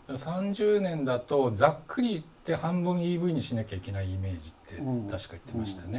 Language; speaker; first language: Japanese; native; Japanese